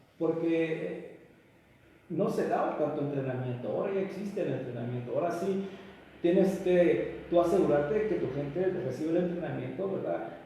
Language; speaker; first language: Spanish; early bilingual, heritage; Spanish